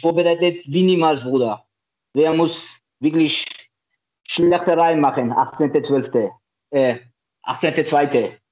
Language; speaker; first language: German; non-native, learner; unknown